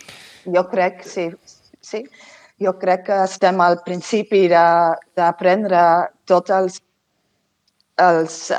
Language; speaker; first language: Spanish; non-native, learner; English